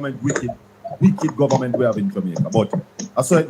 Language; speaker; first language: English; native; English